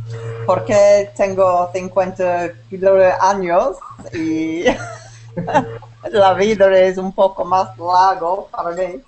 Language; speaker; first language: Spanish; non-native, learner; English